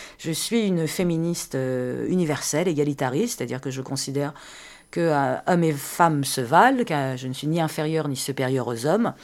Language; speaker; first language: French; early bilingual, other home language; Persian